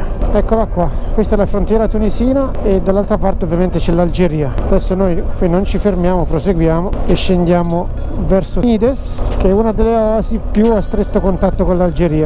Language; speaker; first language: Italian; native; Italian